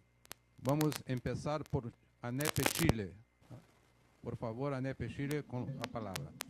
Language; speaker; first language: Spanish; non-native, fluent; Portuguese